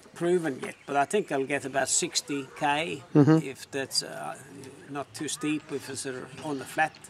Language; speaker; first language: English; non-native, fluent; Norwegian